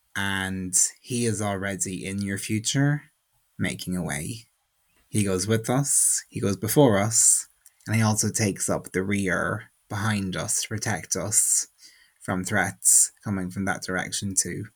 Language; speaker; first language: English; native; English